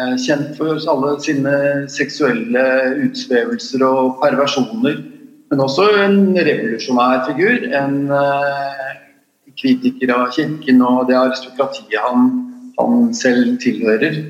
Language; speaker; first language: Norwegian; native; Norwegian